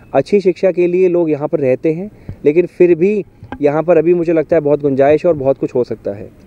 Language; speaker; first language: Hindi; native; Hindi